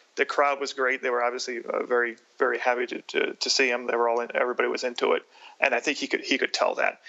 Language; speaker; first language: English; native; English